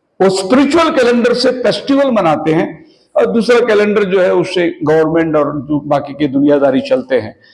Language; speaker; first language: Hindi; non-native, local second language; Tamil